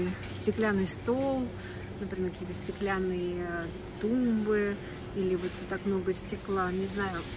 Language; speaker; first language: Russian; native; Russian